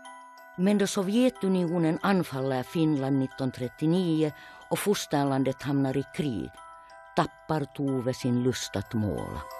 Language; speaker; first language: Swedish; native; Swedish